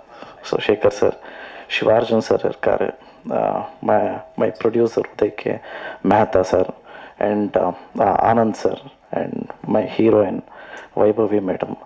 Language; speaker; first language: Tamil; non-native, learner; Kannada